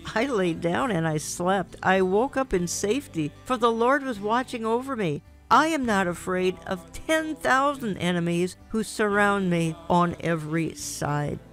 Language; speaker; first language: English; native; English